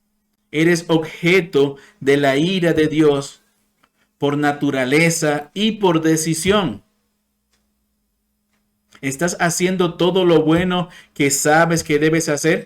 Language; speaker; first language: Spanish; non-native, fluent; English